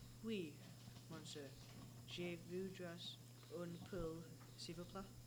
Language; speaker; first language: French; non-native, learner; English